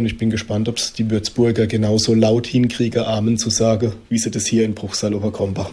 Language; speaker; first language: German; native; German